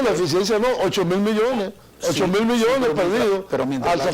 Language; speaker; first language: Spanish; native; Spanish